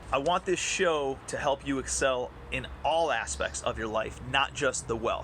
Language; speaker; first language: English; native; English